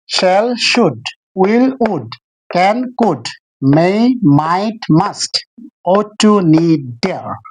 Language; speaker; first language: English; non-native, local second language; Bangla